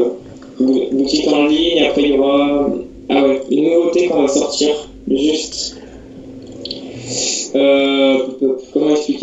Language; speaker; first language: French; native; French